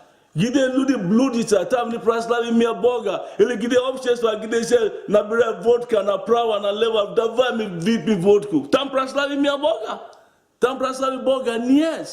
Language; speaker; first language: Russian; non-native, learner; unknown